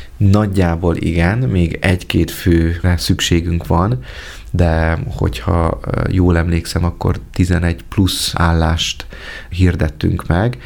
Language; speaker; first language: Hungarian; native; Hungarian